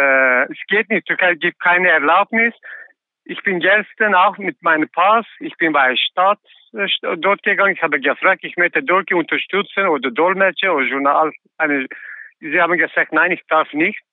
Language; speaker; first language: German; non-native, learner; Kurdish